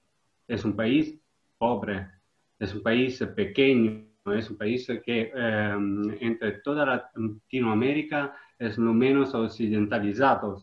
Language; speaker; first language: Spanish; non-native, learner; Italian